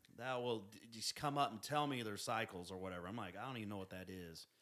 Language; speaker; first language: English; native; English